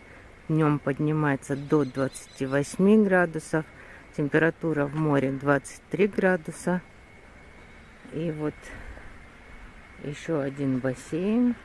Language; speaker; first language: Russian; native; Russian